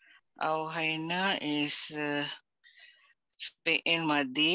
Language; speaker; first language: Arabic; non-native, learner; Malay